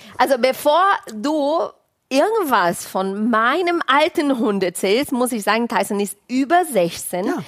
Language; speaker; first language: German; non-native, fluent; Portuguese